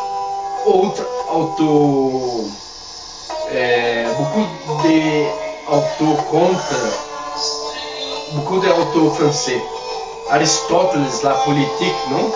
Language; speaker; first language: French; non-native, learner; Spanish